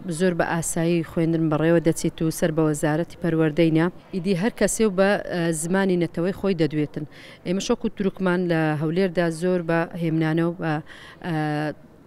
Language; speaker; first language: Central Kurdish; non-native, local second language; Azerbaijani